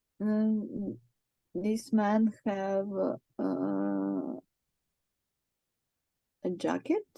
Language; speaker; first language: English; non-native, learner; Ukrainian